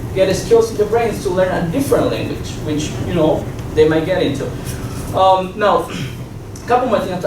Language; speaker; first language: English; non-native, fluent; Spanish